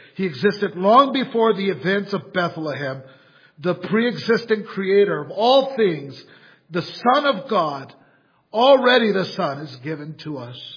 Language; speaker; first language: English; native; English